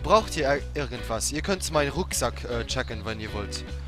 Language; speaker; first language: German; non-native, fluent; Portuguese